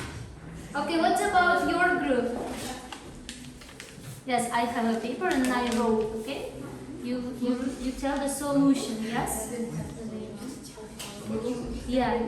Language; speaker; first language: English; non-native, fluent; Uzbek